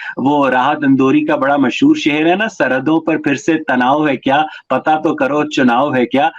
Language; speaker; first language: Urdu; non-native, local second language; Punjabi